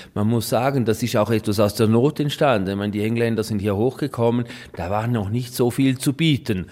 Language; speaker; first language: German; native; German